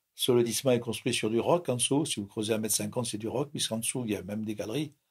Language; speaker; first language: French; native; French